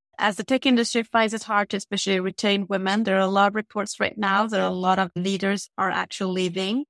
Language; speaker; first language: English; non-native, fluent; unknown